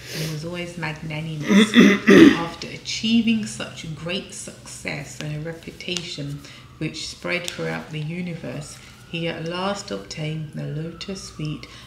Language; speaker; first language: English; native; English